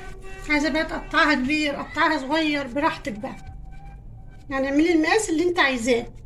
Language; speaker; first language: Arabic; native; Arabic